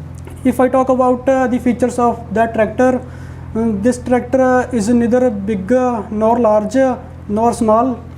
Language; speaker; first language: English; non-native, learner; Punjabi